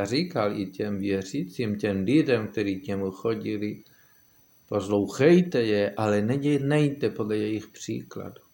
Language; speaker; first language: Czech; non-native, fluent; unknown